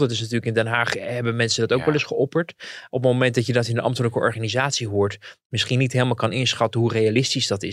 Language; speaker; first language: Dutch; native; Dutch